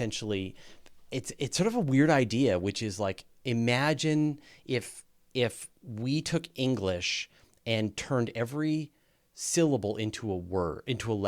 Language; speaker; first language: English; native; English